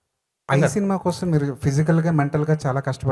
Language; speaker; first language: Telugu; native; Telugu